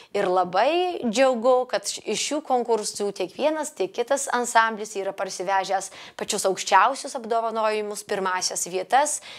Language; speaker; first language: Lithuanian; native; Lithuanian